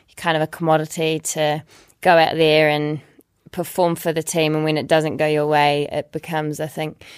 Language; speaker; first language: English; native; English